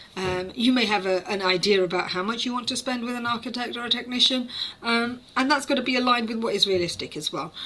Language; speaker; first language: English; native; English